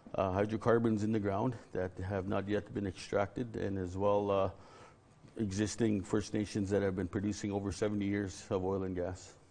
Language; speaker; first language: English; native; English